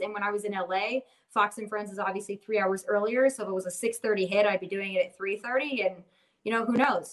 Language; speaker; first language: English; native; English